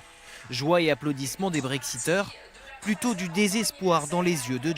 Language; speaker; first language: French; native; French